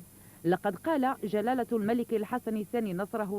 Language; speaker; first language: Arabic; native; Arabic